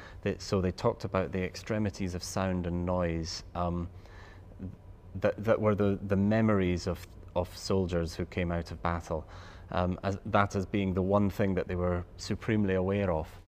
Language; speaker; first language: English; native; English